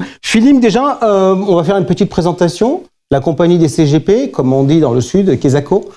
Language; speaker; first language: French; native; French